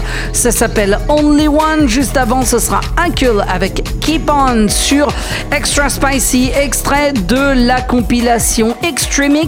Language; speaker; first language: French; native; French